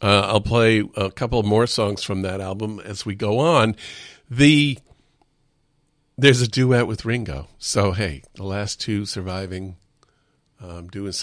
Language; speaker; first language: English; native; English